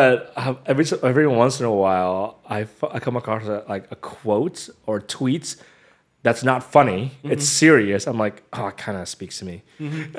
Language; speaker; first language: English; native; English